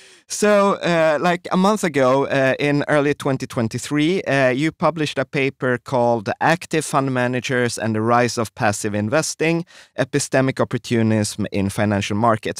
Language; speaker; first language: English; non-native, fluent; Swedish